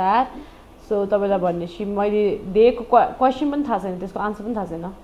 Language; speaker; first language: Nepali; native; Nepali